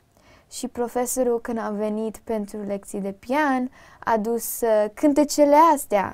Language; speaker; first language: Romanian; early bilingual, heritage; Romanian